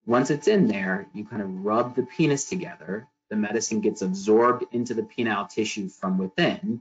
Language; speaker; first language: English; native; English